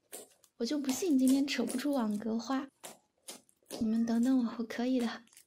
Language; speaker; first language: Chinese; native; Chinese